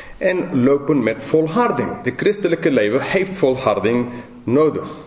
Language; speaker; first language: Dutch; non-native, fluent; English